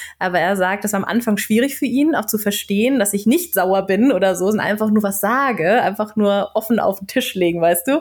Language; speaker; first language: German; native; German